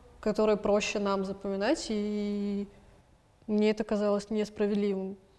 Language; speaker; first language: Russian; native; Russian